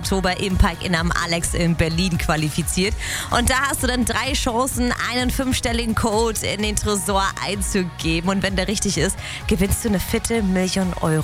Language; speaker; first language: German; native; German